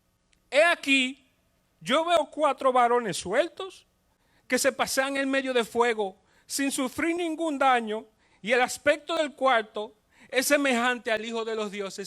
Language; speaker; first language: Spanish; native; Spanish